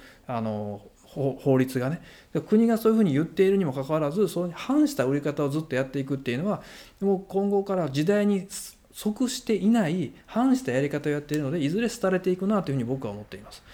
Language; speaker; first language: Japanese; native; Japanese